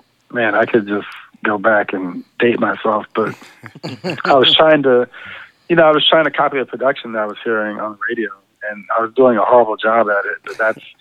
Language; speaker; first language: English; native; English